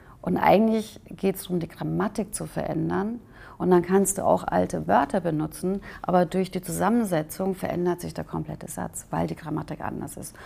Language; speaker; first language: German; native; German